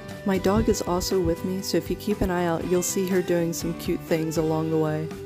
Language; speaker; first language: English; native; English